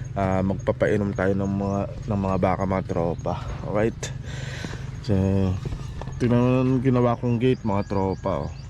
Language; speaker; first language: Filipino; non-native, local second language; Iloko